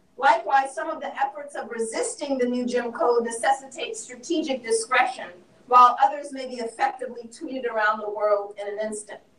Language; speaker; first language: English; native; English